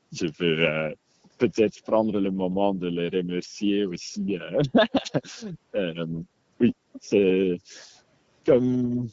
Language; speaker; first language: French; non-native, local second language; Dutch